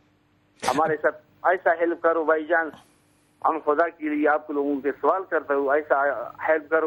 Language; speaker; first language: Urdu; non-native, local second language; Pashto